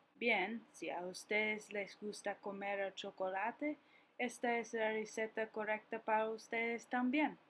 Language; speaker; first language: Spanish; non-native, learner; English